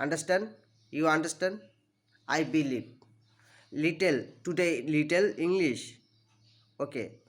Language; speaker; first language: English; non-native, learner; Bangla